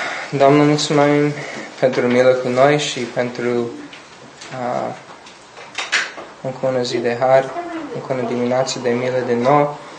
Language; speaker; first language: Romanian; non-native, learner; English